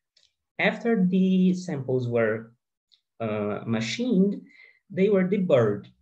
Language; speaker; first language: English; non-native, fluent; Portuguese